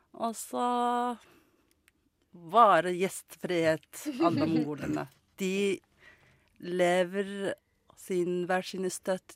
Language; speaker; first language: Norwegian; non-native, learner; Mongolian